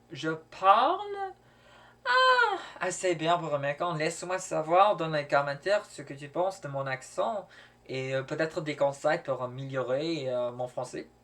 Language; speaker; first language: French; non-native, learner; English